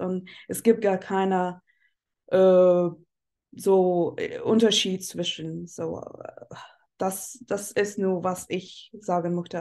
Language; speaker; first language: German; non-native, fluent; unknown